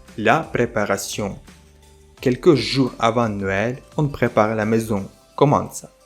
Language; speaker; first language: French; non-native, fluent; Ukrainian